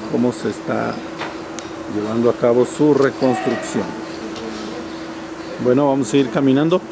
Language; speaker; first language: Spanish; native; Spanish